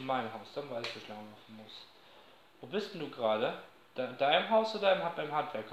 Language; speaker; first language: German; native; German